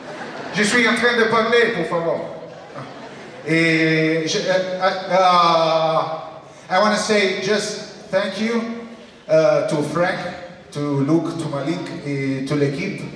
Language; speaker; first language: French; non-native, learner; Italian